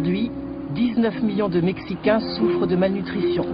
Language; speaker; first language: French; native; French